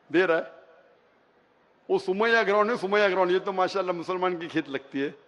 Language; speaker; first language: Hindi; non-native, local second language; Konkani